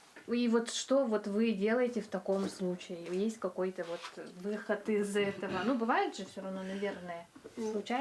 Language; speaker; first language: Russian; native; Russian